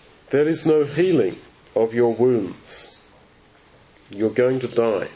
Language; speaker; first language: English; native; English